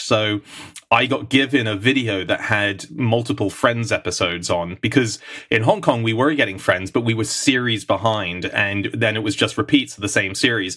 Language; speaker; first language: English; native; English